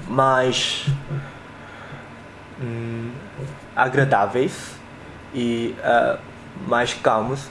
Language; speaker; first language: Portuguese; non-native, learner; Korean